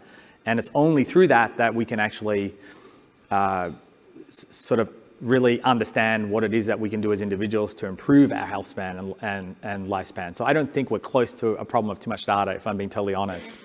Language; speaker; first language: English; native; English